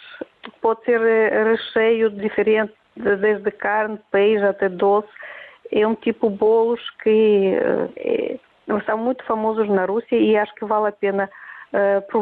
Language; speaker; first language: Portuguese; non-native, fluent; Russian